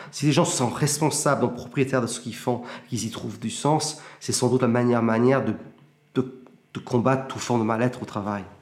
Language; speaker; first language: French; early bilingual, heritage; French